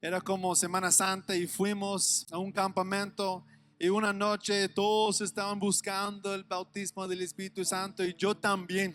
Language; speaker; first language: Spanish; non-native, fluent; English